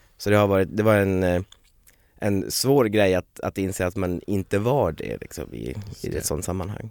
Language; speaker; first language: Swedish; native; Swedish